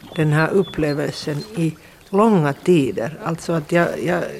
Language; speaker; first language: Swedish; non-native, local second language; Finnish